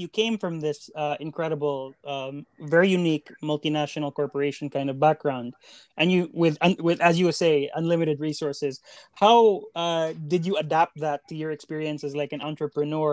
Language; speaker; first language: English; non-native, local second language; Cebuano